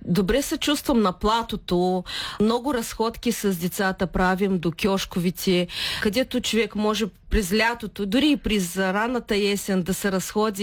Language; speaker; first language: Bulgarian; early bilingual, heritage; Bulgarian